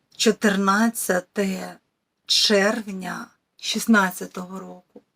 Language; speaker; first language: Ukrainian; native; Ukrainian